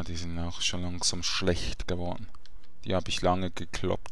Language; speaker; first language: German; native; German